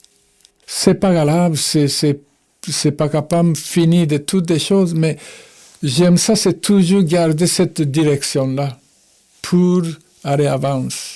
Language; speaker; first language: French; non-native, fluent; Japanese